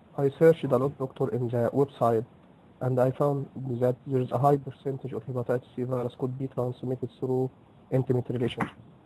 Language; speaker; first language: English; non-native, fluent; Arabic